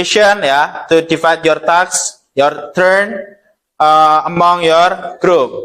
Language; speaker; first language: English; non-native, learner; Indonesian